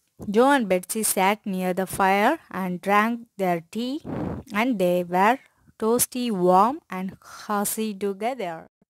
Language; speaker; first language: English; non-native, local second language; Tamil